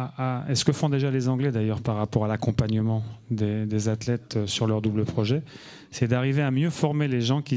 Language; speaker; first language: French; native; French